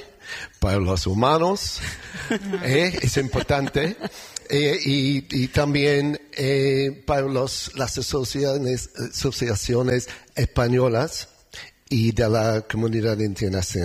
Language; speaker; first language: Spanish; non-native, learner; English